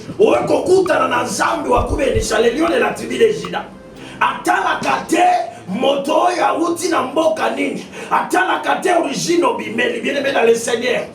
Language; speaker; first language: Lingala; native; Lingala